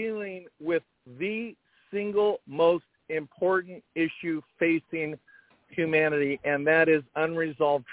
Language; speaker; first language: English; native; English